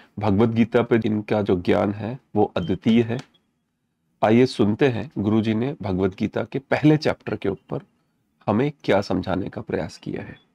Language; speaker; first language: Hindi; native; Hindi